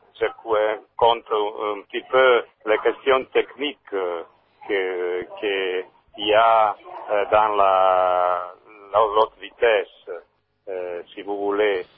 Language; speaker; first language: French; non-native, learner; Italian